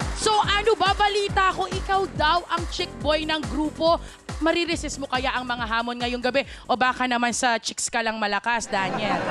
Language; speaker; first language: Filipino; native; Filipino